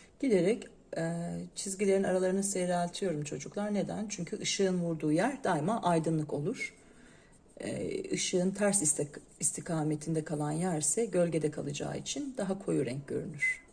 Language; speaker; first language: Turkish; native; Turkish